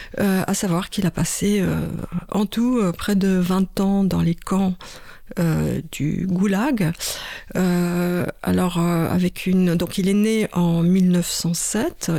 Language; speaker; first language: French; non-native, fluent; Russian